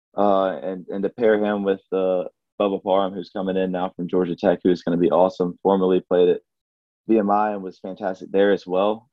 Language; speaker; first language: English; native; English